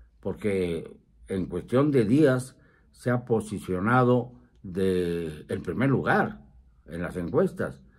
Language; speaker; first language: Spanish; native; Spanish